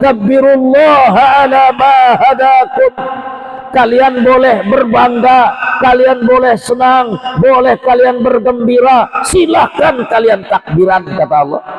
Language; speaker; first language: Malay; non-native, local second language; Sasak